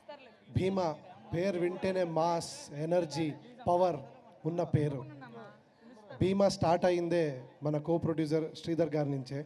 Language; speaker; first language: Telugu; non-native, learner; Kannada